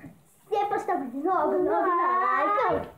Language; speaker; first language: Russian; early bilingual, heritage; Russian